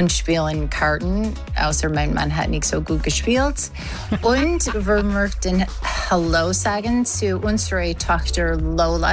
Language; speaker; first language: German; non-native, learner; English